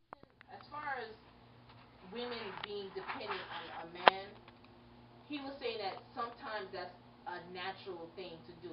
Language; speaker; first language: English; early bilingual, other home language; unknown